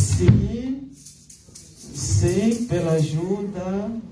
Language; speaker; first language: Portuguese; non-native, local second language; Lingala